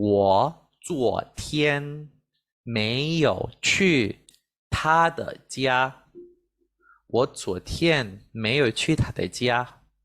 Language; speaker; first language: Chinese; non-native, fluent; Spanish